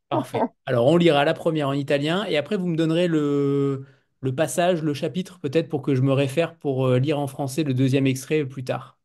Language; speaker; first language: French; native; French